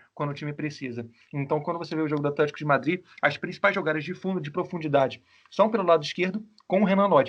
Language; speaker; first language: Portuguese; native; Portuguese